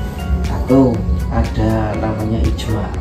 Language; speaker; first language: Indonesian; native; Indonesian